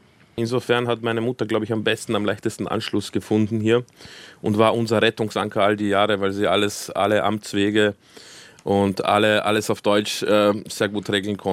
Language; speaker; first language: German; early bilingual, other home language; Croatian